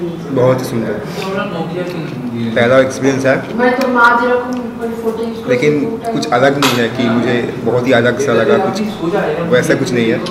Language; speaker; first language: Hindi; non-native, local second language; Bangla